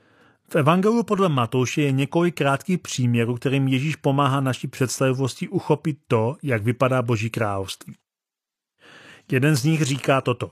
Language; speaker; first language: Czech; native; Czech